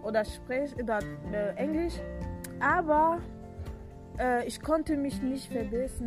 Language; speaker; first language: German; non-native, fluent; French